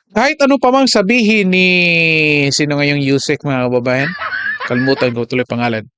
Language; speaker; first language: Filipino; non-native, local second language; Cebuano